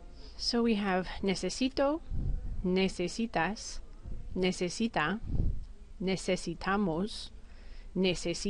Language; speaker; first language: Spanish; non-native, fluent; English